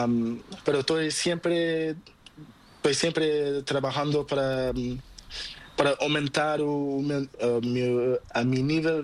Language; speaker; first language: Spanish; non-native, learner; Portuguese